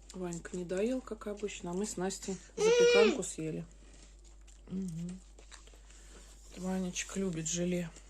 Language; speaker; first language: Russian; native; Russian